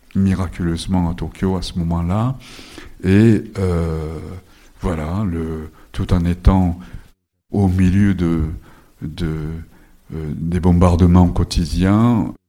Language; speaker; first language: French; non-native, fluent; Japanese